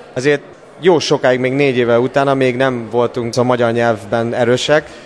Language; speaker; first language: Hungarian; non-native, fluent; English